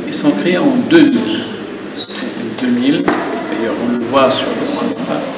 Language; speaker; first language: French; non-native, local second language; Arabic